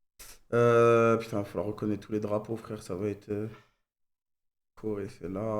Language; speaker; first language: French; native; French